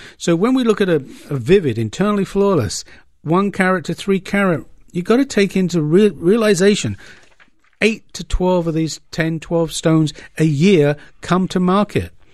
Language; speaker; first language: English; native; English